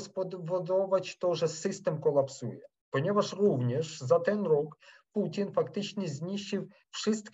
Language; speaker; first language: Polish; non-native, fluent; Ukrainian